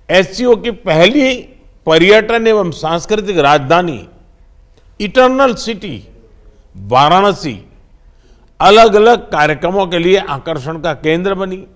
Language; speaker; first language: Hindi; non-native, local second language; Gujarati